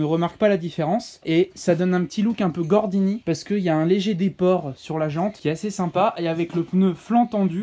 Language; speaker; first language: French; native; French